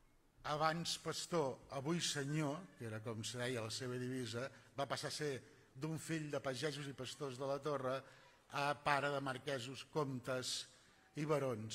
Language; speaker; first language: Catalan; native; Catalan